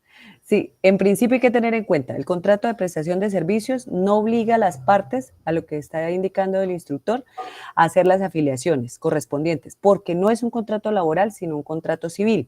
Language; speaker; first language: Spanish; native; Spanish